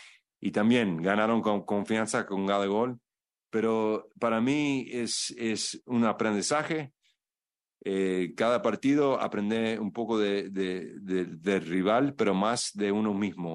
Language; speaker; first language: Spanish; non-native, fluent; English